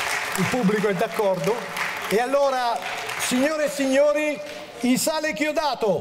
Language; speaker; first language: Italian; native; Italian